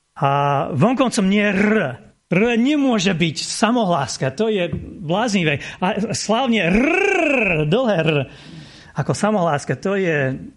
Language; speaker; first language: Slovak; non-native, fluent; English